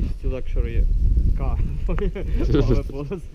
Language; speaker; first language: English; non-native, learner; Ukrainian